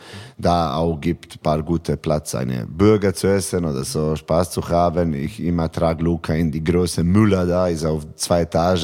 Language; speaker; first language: German; non-native, fluent; Serbian